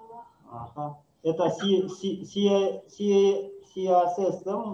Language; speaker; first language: Russian; non-native, local second language; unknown